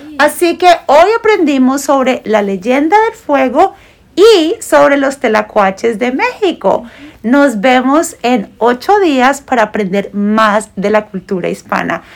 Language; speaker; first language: Spanish; non-native, fluent; English